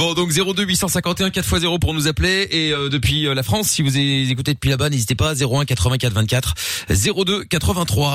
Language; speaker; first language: French; native; French